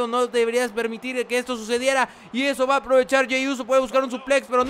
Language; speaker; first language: Spanish; native; Spanish